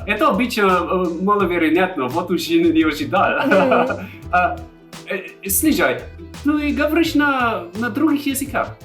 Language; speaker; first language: Russian; non-native, fluent; German